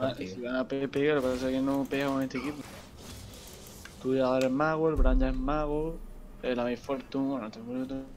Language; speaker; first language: Spanish; native; Spanish